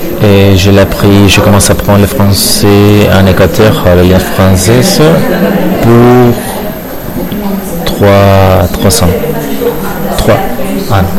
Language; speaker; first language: French; non-native, learner; Spanish